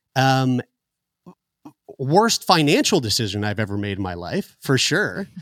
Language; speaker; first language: English; native; English